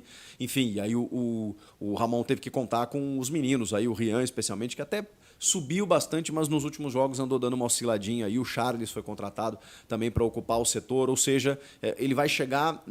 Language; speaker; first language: Portuguese; native; Portuguese